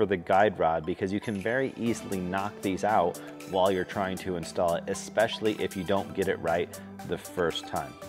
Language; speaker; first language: English; native; English